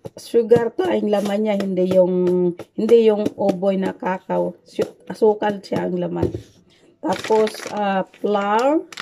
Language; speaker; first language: Filipino; native; Filipino